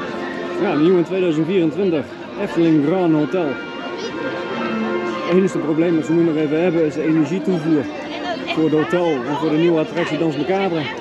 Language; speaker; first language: Dutch; native; Dutch